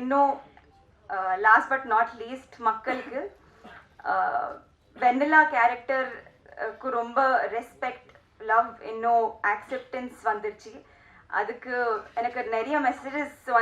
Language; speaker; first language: Tamil; non-native, learner; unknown